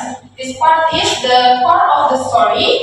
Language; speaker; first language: English; non-native, learner; Indonesian